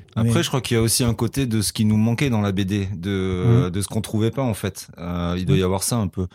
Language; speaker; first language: French; native; French